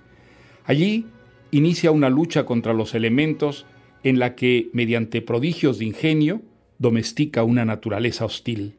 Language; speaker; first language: Spanish; native; Spanish